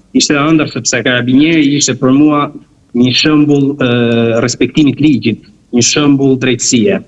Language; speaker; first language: Albanian; early bilingual, heritage; Albanian